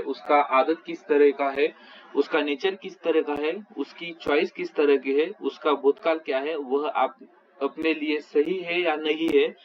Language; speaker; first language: Hindi; non-native, local second language; Marathi